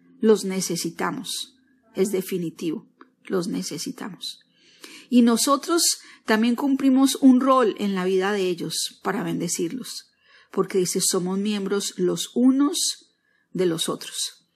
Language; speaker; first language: Spanish; native; Spanish